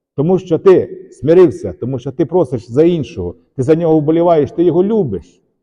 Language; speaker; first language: Ukrainian; native; Ukrainian